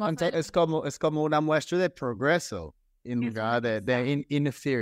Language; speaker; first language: Spanish; non-native, fluent; English